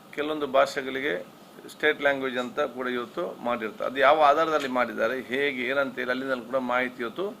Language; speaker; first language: Kannada; non-native, local second language; Tulu